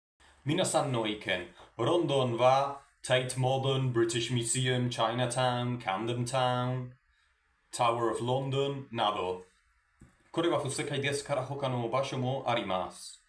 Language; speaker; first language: Japanese; non-native, learner; Spanish